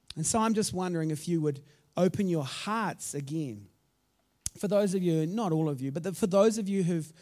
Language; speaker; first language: English; native; English